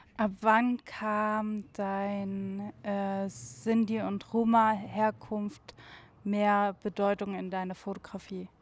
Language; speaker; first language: German; non-native, fluent; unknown